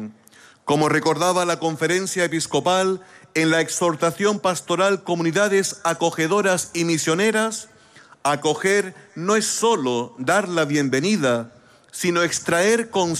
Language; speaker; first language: Spanish; native; Spanish